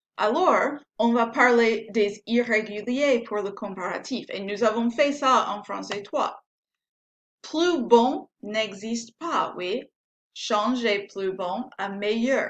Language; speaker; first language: French; non-native, fluent; English